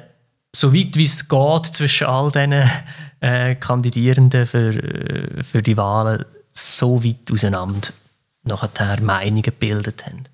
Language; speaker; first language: German; native; German